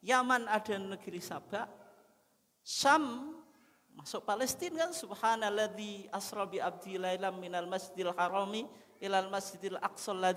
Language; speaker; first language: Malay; non-native, local second language; Javanese